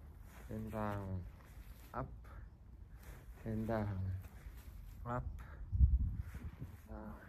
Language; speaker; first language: English; non-native, learner; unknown